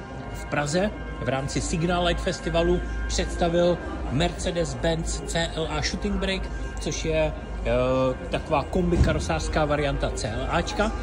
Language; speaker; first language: Czech; native; Czech